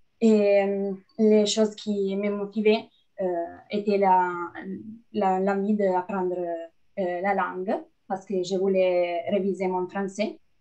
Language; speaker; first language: French; non-native, fluent; Italian